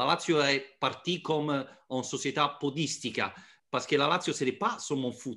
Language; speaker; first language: French; non-native, fluent; Italian